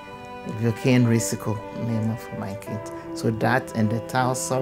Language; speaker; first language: Dutch; non-native, learner; English